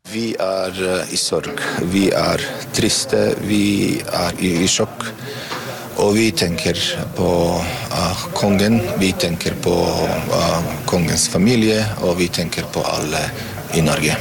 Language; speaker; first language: Norwegian; non-native, learner; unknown